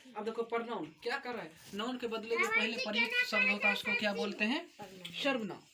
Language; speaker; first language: Hindi; native; Hindi